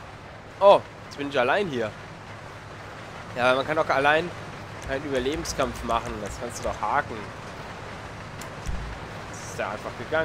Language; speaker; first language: German; native; German